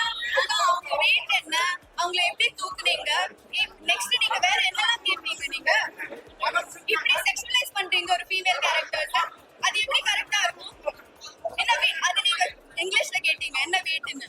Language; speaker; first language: Tamil; non-native, local second language; Malayalam